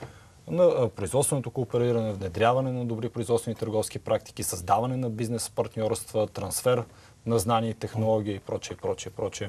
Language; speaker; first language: Bulgarian; native; Bulgarian